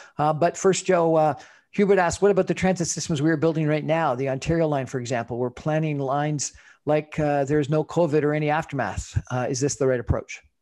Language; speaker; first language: English; native; English